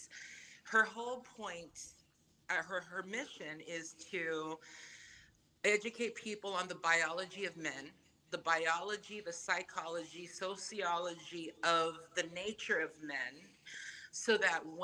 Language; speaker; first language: English; non-native, fluent; Samoan